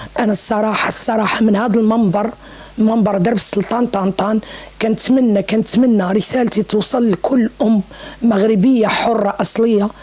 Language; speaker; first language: Arabic; native; Arabic